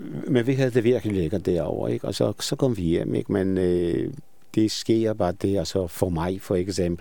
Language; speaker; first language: Danish; non-native, fluent; Polish